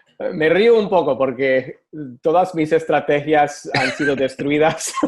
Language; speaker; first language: Spanish; early bilingual, other home language; English